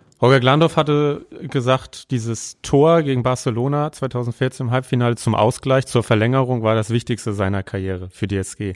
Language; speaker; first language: German; native; German